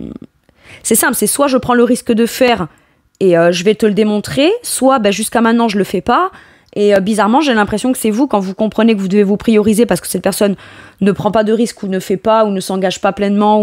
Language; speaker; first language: French; native; French